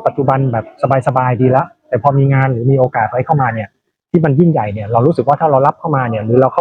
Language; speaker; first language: Thai; native; Thai